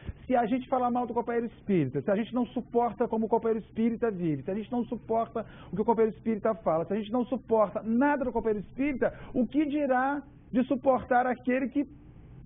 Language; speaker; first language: Portuguese; native; Portuguese